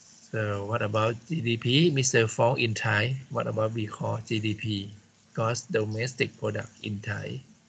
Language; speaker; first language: English; non-native, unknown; Thai